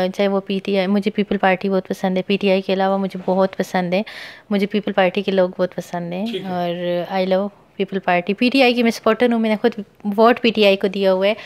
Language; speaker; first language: Urdu; non-native, local second language; Pashto